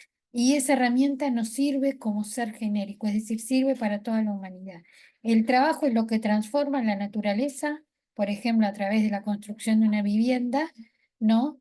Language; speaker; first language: Spanish; native; Spanish